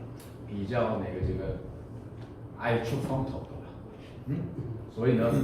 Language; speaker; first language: Chinese; non-native, fluent; Korean